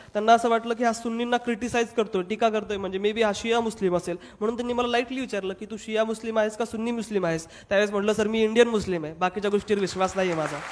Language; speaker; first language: Marathi; non-native, local second language; Hindi